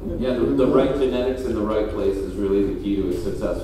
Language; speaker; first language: English; native; English